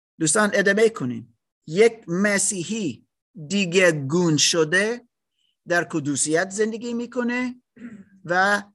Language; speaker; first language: Persian; non-native, learner; English